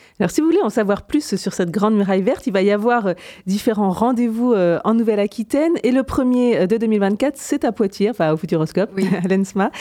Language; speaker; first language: French; native; French